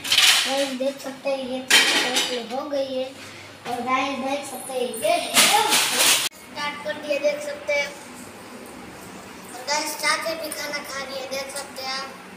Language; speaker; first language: Hindi; non-native, local second language; Gujarati